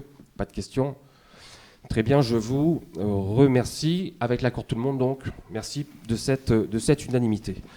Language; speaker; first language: French; native; French